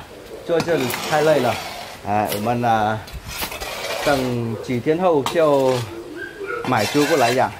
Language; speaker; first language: Chinese; non-native, learner; Vietnamese